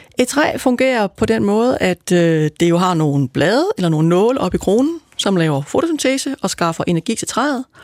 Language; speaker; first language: Danish; native; Danish